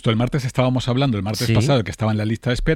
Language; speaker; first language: Spanish; native; Spanish